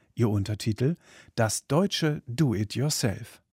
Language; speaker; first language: German; native; German